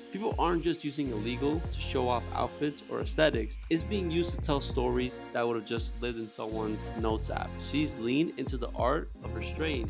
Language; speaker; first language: English; native; English